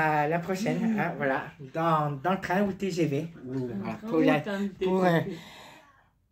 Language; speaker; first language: French; native; French